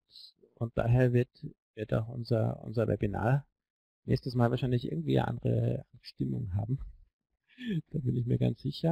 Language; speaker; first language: German; native; German